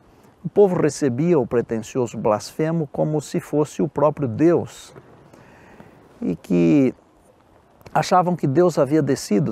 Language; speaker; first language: Portuguese; native; Portuguese